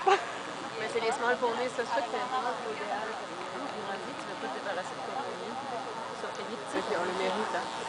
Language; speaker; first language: French; native; French